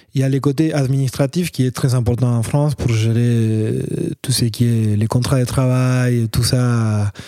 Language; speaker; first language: French; non-native, fluent; Spanish